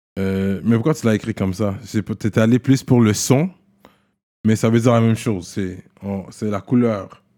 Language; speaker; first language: French; native; French